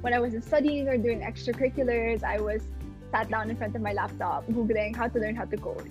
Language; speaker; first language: English; non-native, local second language; Filipino